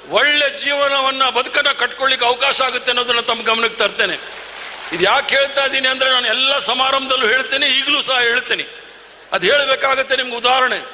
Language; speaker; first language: Kannada; non-native, local second language; Tulu